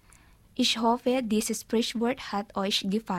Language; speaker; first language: German; non-native, learner; Filipino